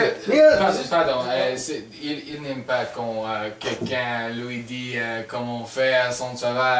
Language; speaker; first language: French; non-native, learner; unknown